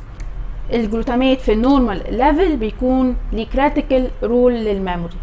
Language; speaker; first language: Arabic; native; Arabic